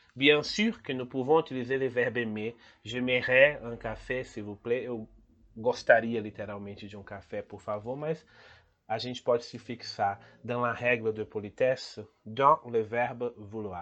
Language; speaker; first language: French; non-native, fluent; Portuguese